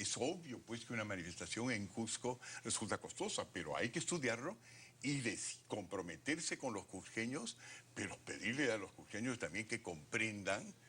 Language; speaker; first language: Spanish; native; Spanish